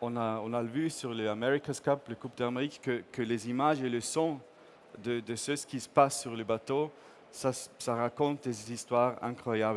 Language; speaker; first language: French; non-native, fluent; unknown